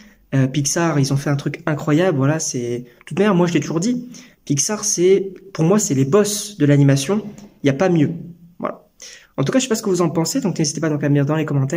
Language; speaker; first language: French; native; French